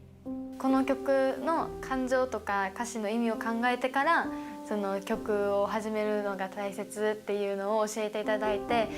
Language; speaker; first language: Japanese; native; Japanese